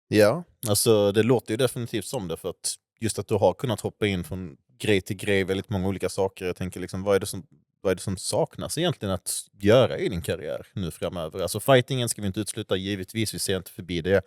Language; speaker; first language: Swedish; native; Swedish